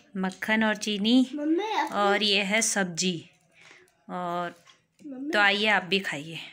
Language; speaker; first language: Hindi; native; Hindi